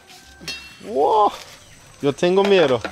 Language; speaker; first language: Spanish; non-native, learner; English